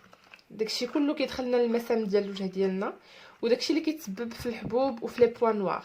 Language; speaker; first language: Arabic; native; Arabic